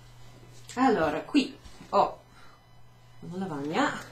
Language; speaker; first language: Italian; non-native, fluent; English